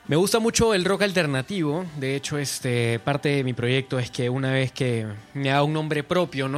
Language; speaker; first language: Spanish; native; Spanish